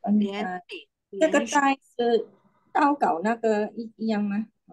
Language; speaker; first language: Chinese; non-native, learner; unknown